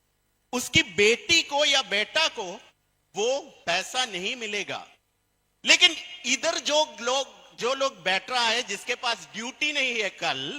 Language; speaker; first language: Hindi; non-native, fluent; Bangla